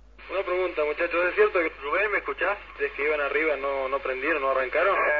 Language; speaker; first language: Spanish; native; Spanish